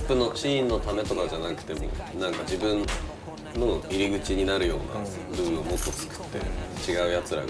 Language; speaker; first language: Japanese; native; Japanese